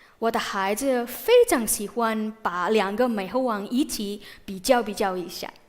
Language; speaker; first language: Chinese; non-native, fluent; Indonesian